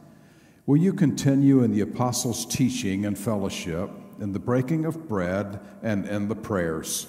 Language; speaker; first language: English; native; English